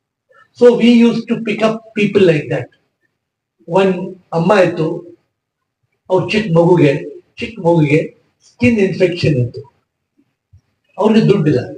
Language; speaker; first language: Kannada; non-native, local second language; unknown